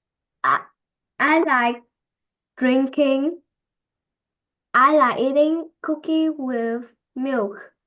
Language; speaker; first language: English; non-native, learner; Vietnamese